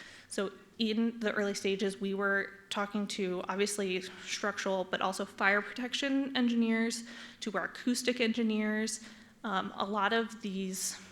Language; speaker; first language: English; native; English